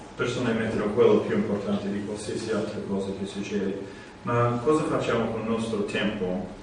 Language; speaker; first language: Italian; non-native, fluent; English